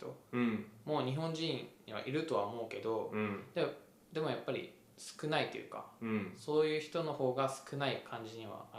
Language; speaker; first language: Japanese; native; Japanese